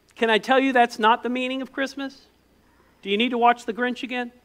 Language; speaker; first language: English; native; English